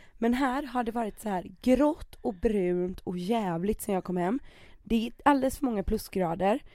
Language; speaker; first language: Swedish; native; Swedish